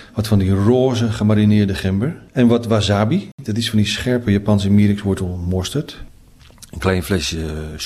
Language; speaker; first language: Dutch; native; Dutch